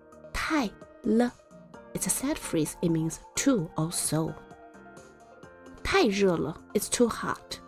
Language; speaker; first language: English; non-native, fluent; Chinese